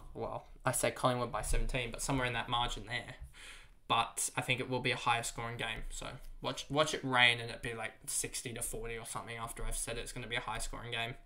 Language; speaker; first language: English; native; English